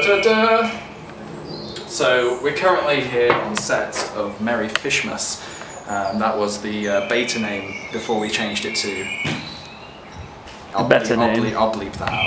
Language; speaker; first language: English; native; English